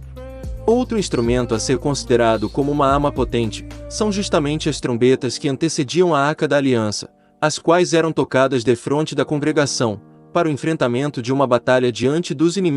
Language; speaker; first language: Portuguese; native; Portuguese